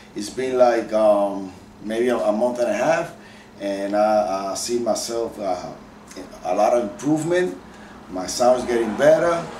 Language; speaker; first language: English; non-native, local second language; Spanish